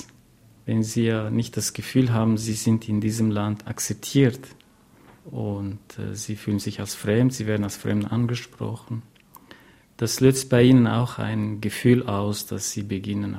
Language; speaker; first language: German; non-native, fluent; Kurdish